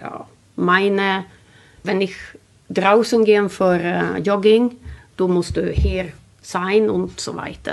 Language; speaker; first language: German; non-native, learner; Swedish